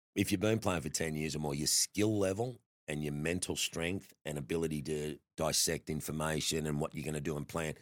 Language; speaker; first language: English; native; English